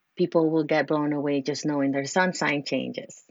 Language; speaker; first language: English; non-native, fluent; Spanish